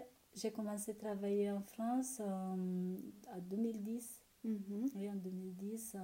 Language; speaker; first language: French; non-native, learner; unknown